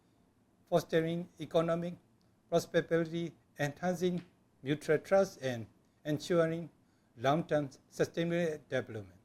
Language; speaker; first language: English; non-native, local second language; Burmese